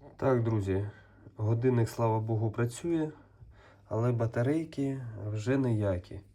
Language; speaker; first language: Ukrainian; native; Ukrainian